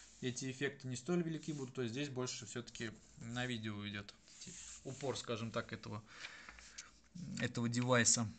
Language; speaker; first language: Russian; native; Russian